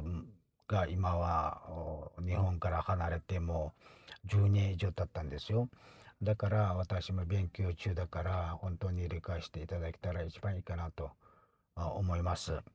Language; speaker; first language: Japanese; non-native, fluent; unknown